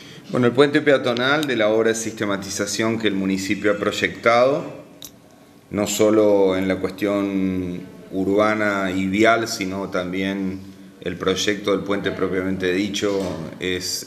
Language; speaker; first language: Spanish; native; Spanish